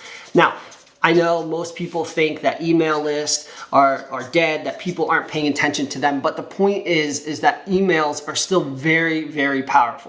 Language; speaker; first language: English; native; English